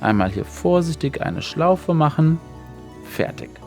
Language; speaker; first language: German; native; German